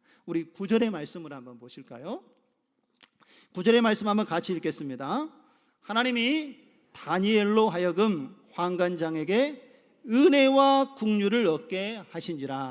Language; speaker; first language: Korean; native; Korean